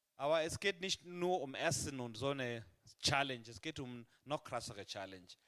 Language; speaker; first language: German; non-native, fluent; Swahili